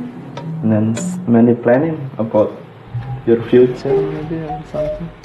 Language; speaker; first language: English; non-native, learner; Indonesian